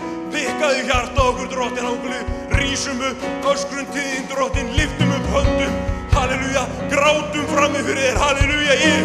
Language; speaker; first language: Icelandic; native; Icelandic